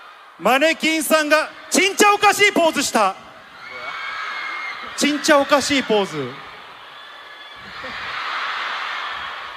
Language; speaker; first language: Japanese; native; Japanese